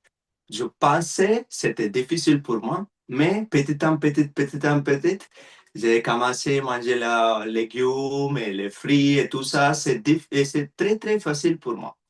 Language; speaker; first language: French; non-native, learner; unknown